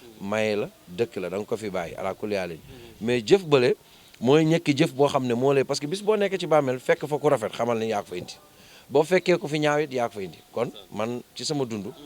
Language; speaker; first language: Wolof; non-native, local second language; Fula